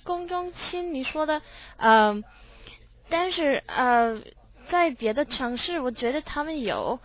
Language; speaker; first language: Chinese; non-native, learner; English